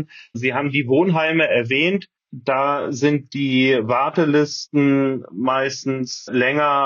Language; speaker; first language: German; native; German